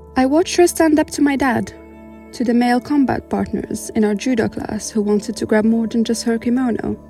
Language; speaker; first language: English; non-native, fluent; Arabic